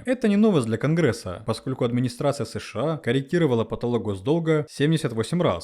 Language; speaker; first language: Russian; native; Russian